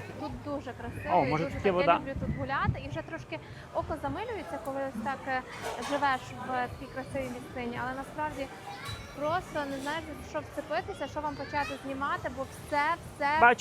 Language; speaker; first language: Ukrainian; native; Ukrainian